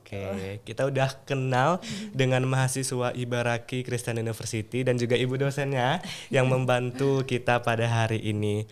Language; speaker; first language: Indonesian; native; Indonesian